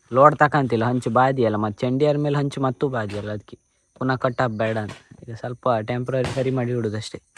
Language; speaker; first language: Kannada; native; Kannada